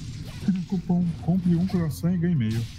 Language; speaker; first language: Portuguese; native; Portuguese